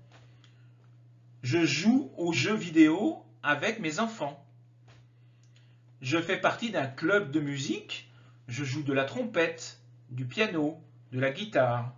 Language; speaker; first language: French; native; French